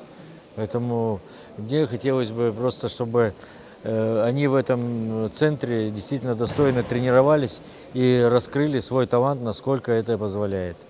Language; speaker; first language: Russian; native; Russian